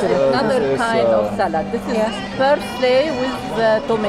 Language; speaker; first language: English; non-native, learner; Arabic